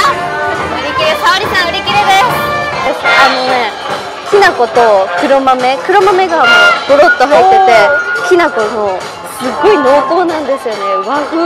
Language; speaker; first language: Japanese; native; Japanese